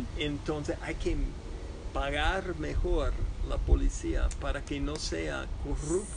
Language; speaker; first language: Spanish; non-native, fluent; English